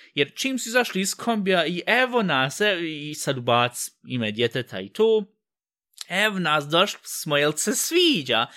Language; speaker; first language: Bosnian; early bilingual, heritage; Bosnian